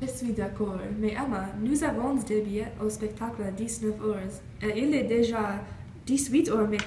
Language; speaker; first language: French; non-native, learner; English